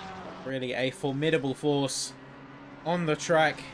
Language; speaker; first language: English; native; English